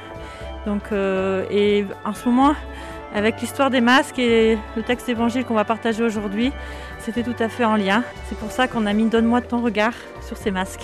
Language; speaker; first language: French; native; French